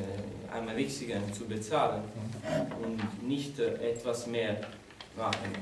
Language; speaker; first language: German; non-native, learner; Italian